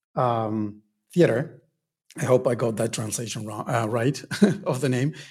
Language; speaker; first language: English; non-native, fluent; Spanish